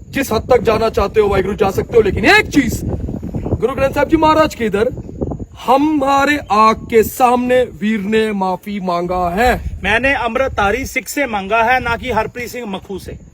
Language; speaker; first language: Hindi; native; Hindi